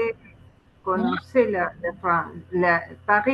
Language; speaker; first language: French; non-native, learner; Spanish